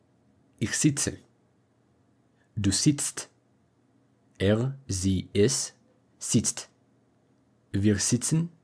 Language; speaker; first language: German; non-native, fluent; English